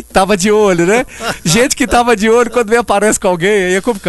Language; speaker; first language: Portuguese; native; Portuguese